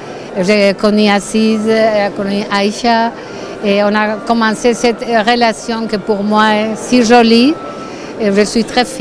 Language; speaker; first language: French; non-native, fluent; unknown